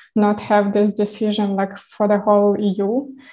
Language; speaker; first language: English; non-native, fluent; Ukrainian